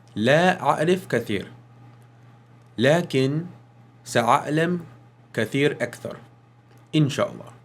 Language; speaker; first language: Arabic; non-native, learner; English